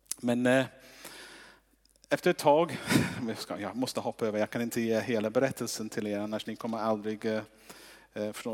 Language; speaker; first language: Swedish; non-native, fluent; English